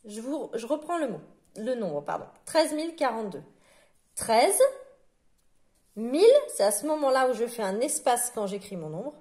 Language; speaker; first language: French; native; French